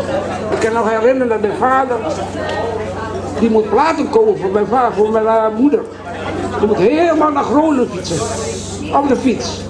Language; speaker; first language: Dutch; early bilingual, other home language; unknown